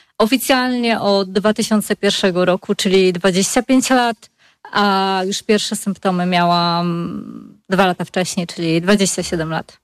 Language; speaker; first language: Polish; native; Polish